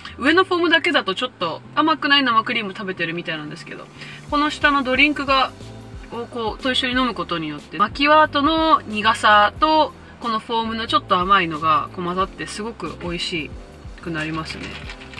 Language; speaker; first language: Japanese; native; Japanese